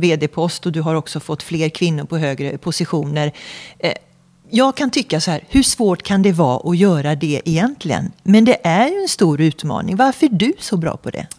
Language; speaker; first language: Swedish; native; Swedish